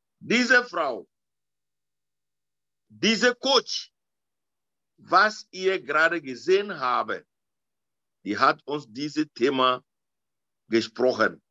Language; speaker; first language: German; non-native, learner; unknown